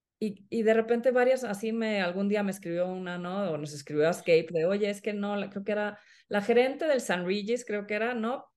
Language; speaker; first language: Spanish; non-native, fluent; Swedish